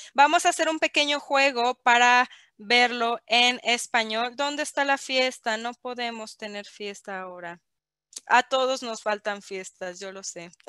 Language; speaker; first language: Spanish; native; Spanish